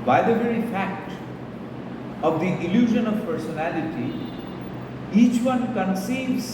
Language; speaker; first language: English; non-native, local second language; Bangla